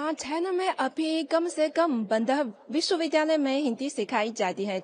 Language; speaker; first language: Hindi; non-native, fluent; Chinese